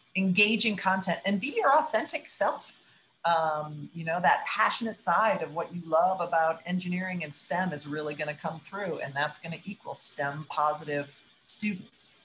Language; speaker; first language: English; native; English